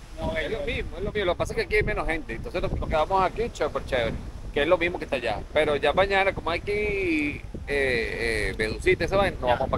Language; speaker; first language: Spanish; native; Spanish